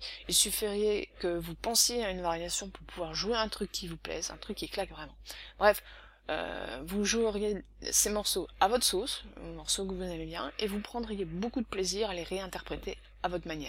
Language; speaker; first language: French; native; French